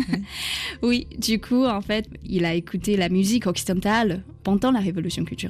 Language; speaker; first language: French; non-native, fluent; Chinese